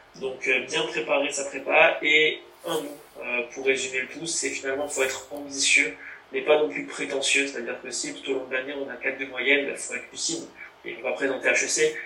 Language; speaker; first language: French; native; French